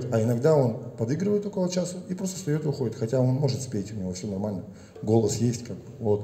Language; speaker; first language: Russian; native; Russian